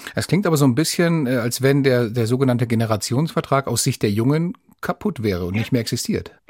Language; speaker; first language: German; native; German